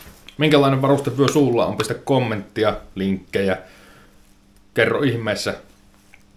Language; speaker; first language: Finnish; native; Finnish